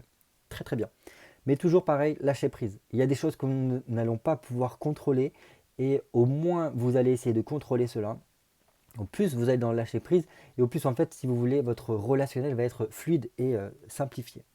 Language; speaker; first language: French; native; French